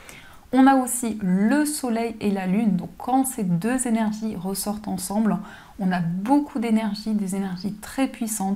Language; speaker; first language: French; native; French